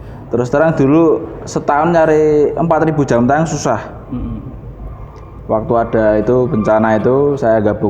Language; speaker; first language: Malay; non-native, local second language; Javanese